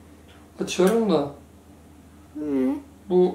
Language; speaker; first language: Turkish; native; Turkish